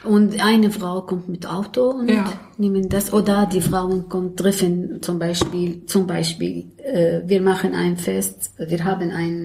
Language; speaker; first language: German; non-native, learner; Arabic